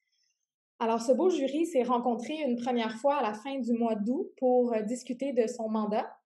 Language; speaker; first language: French; native; French